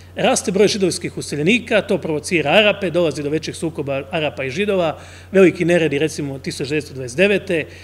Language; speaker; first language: Croatian; native; Croatian